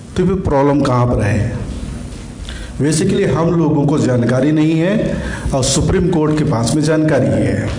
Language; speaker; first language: Hindi; native; Hindi